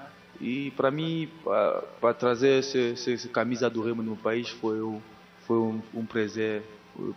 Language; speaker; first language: Portuguese; non-native, learner; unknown